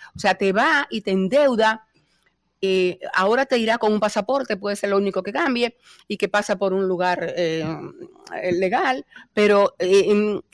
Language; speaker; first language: Spanish; native; Spanish